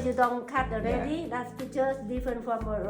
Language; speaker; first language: English; non-native, learner; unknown